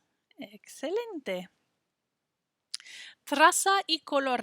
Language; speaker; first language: Spanish; non-native, fluent; English